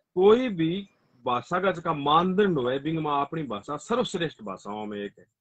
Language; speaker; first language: Hindi; non-native, local second language; Rajasthani